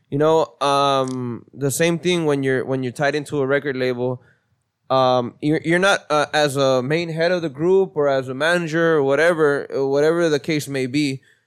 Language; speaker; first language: English; early bilingual, other home language; Spanish